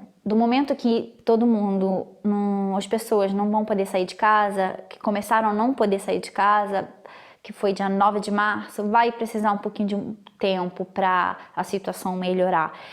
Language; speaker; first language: Portuguese; non-native, fluent; Italian